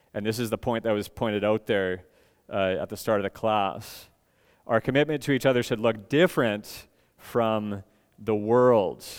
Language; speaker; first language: English; native; English